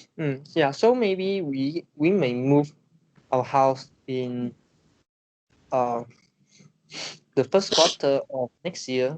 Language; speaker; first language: English; non-native, learner; Chinese